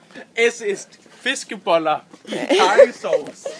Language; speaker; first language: German; non-native, learner; Danish